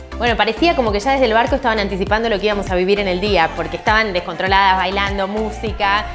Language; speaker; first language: Spanish; native; Spanish